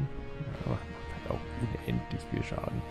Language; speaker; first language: German; native; German